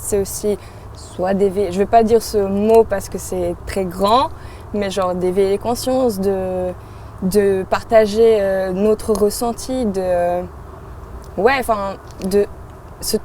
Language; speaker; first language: French; native; French